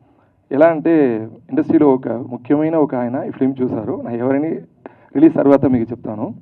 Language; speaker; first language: Telugu; early bilingual, heritage; Telugu